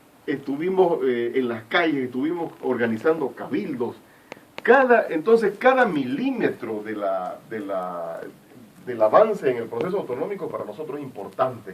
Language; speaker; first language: Spanish; native; Spanish